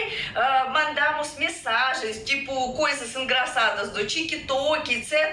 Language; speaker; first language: Portuguese; non-native, fluent; Russian